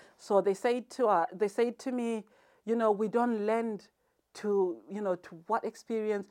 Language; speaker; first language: English; non-native, local second language; Shona